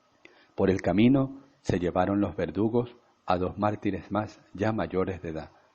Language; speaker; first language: Spanish; native; Spanish